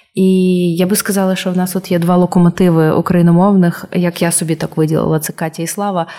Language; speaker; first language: Ukrainian; non-native, local second language; Russian